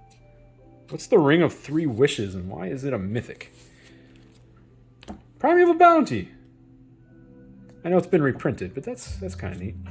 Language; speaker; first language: English; native; English